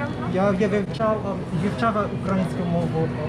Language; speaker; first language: Ukrainian; non-native, learner; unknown